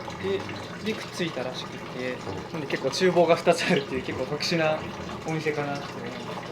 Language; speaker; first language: Japanese; native; Japanese